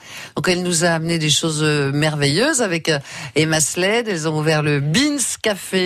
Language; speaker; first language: French; native; French